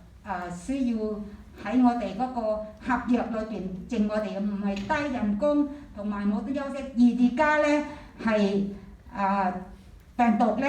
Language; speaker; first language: Cantonese; non-native, fluent; Thai